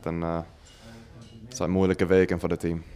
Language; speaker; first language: Dutch; non-native, fluent; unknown